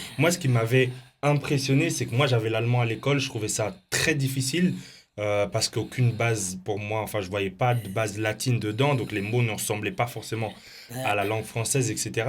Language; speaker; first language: French; native; French